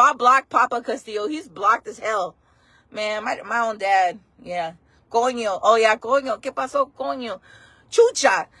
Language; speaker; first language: Spanish; early bilingual, heritage; Spanish